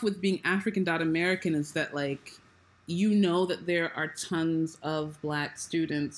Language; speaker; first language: English; native; English